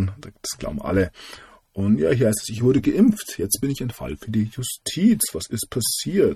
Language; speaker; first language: German; native; German